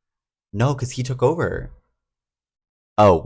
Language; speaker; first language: English; native; English